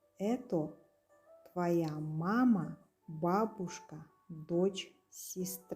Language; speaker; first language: Russian; non-native, local second language; Kazakh